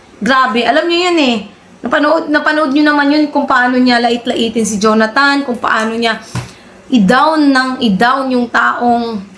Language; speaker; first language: Filipino; native; Filipino